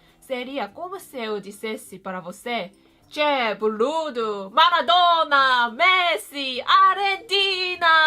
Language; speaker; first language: Portuguese; non-native, fluent; Korean